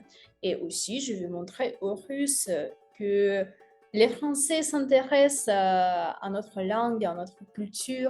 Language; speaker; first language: French; non-native, fluent; Russian